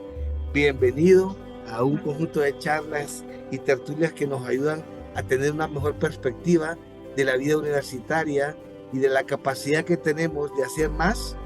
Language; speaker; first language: Spanish; native; Spanish